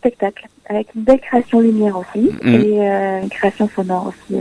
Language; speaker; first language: French; native; French